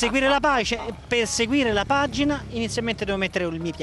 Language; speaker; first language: Italian; native; Italian